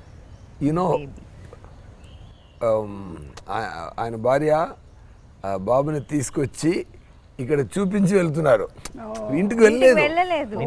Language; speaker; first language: Telugu; non-native, learner; Tamil